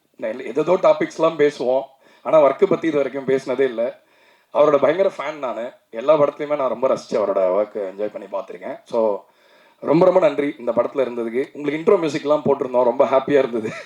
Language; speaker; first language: Tamil; native; Tamil